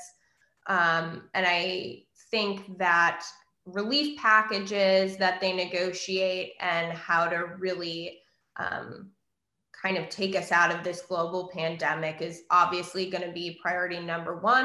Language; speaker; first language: English; native; English